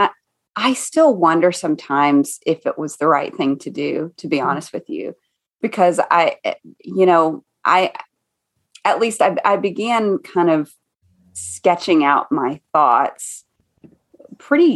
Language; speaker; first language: English; native; English